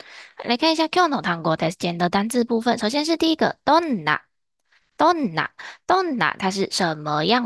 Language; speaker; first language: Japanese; non-native, fluent; Chinese